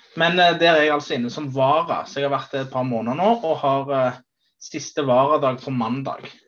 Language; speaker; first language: Norwegian; native; Norwegian